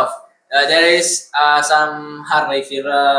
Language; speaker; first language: English; non-native, learner; Indonesian